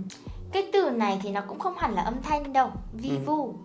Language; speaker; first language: Vietnamese; native; Vietnamese